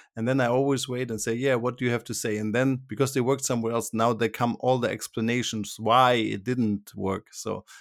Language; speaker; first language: English; non-native, fluent; German